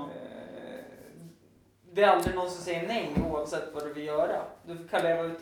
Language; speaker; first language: Swedish; native; Swedish